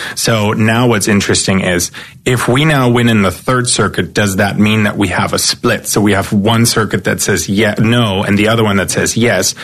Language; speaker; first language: English; non-native, fluent; German